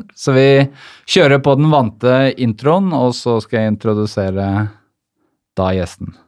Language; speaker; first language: Norwegian; native; Norwegian